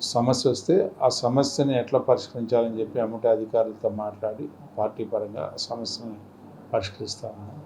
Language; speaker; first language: Telugu; native; Telugu